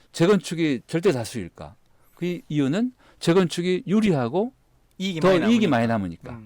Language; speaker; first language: Korean; native; Korean